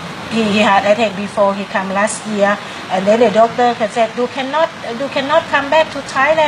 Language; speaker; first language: English; non-native, learner; Thai